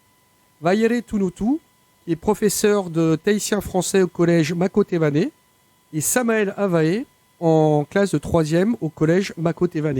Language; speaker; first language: French; native; French